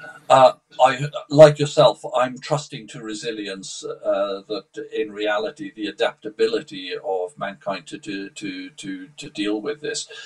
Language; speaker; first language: English; early bilingual, other home language; Polish